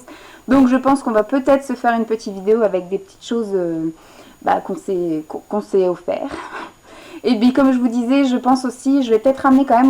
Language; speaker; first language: French; native; French